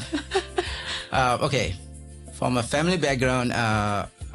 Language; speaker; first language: English; non-native, local second language; Min Nan Chinese